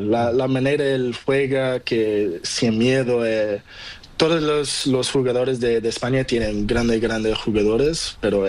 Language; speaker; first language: Spanish; non-native, learner; Portuguese